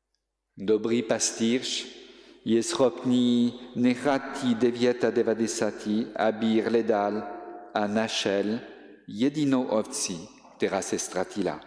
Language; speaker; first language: Czech; non-native, fluent; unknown